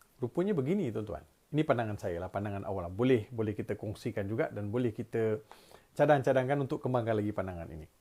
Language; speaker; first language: Malay; non-native, local second language; Tamil